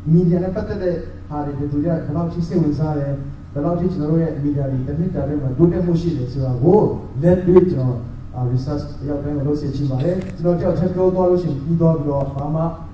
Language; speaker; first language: Burmese; non-native, local second language; Tedim Chin